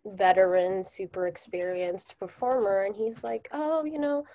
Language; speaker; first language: English; non-native, fluent; Japanese